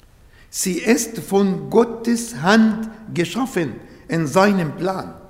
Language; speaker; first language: German; non-native, learner; Arabic